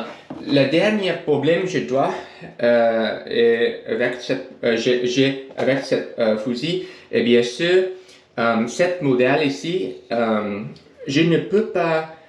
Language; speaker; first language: French; non-native, learner; English